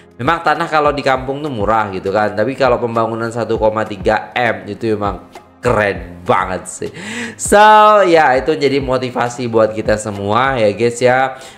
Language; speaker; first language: Indonesian; native; Indonesian